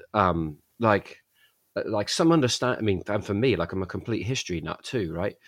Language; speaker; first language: English; native; English